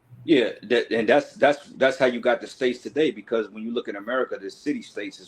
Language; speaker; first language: English; native; English